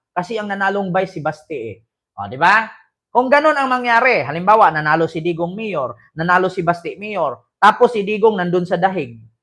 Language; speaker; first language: Filipino; non-native, local second language; Cebuano